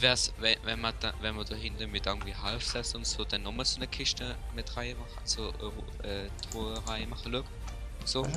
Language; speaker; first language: German; native; German